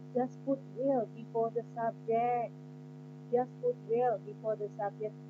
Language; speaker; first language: English; non-native, fluent; Indonesian